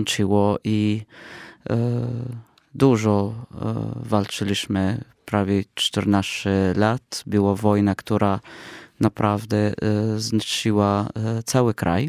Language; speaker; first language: Polish; non-native, fluent; Arabic